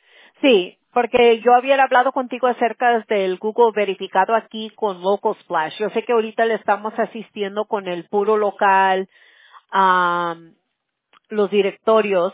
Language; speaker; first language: Spanish; early bilingual, heritage; English